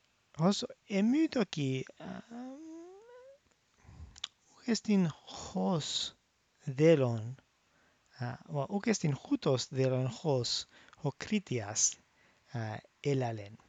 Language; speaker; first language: Greek; non-native, fluent; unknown